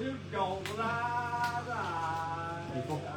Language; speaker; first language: Cantonese; native; Cantonese